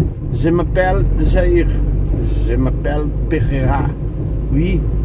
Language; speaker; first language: French; non-native, learner; Portuguese